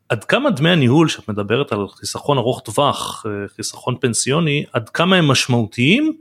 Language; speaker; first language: Hebrew; native; Hebrew